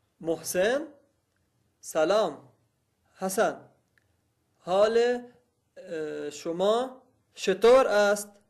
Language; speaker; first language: Persian; non-native, learner; Arabic